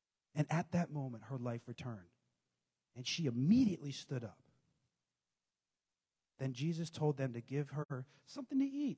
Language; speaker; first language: English; native; English